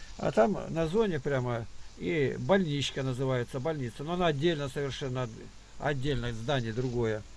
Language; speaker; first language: Russian; native; Russian